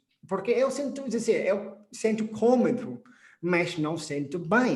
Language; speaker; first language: Portuguese; non-native, fluent; English